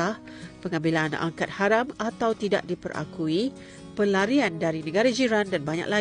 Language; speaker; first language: Malay; native; Malay